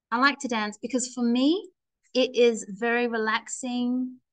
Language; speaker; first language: English; native; English